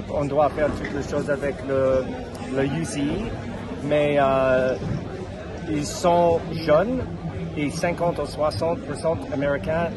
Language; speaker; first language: French; non-native, fluent; English